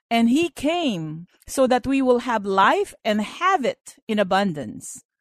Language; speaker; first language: English; non-native, local second language; Filipino